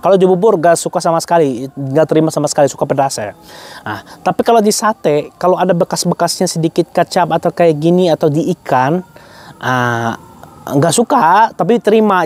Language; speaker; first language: Indonesian; non-native, fluent; Arabic